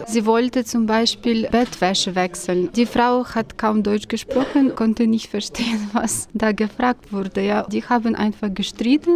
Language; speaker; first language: German; non-native, fluent; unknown